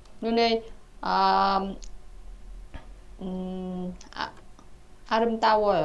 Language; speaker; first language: Korean; non-native, learner; Vietnamese